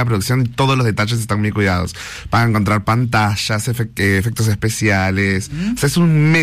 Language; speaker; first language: Spanish; native; Spanish